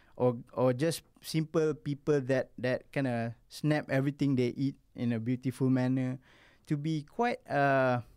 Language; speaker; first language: English; non-native, local second language; Malay